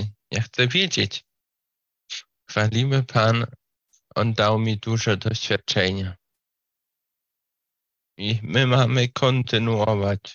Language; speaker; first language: Polish; non-native, learner; Slovak